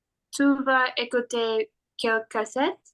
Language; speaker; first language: French; non-native, learner; English